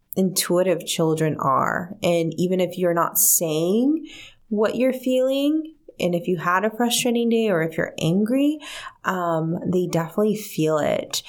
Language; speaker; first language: English; early bilingual, other home language; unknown